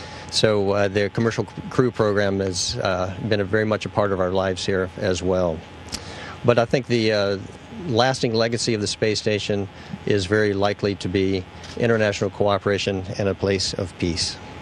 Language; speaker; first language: English; native; English